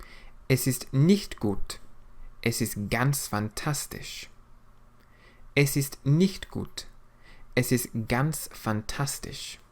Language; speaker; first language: German; non-native, fluent; English